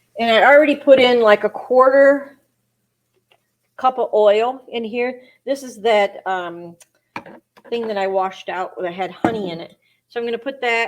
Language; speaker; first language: English; native; English